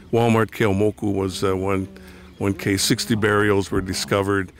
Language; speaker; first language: English; native; English